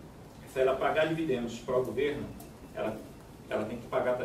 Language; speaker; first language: Portuguese; native; Portuguese